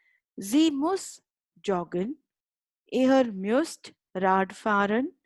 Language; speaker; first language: German; non-native, fluent; Hindi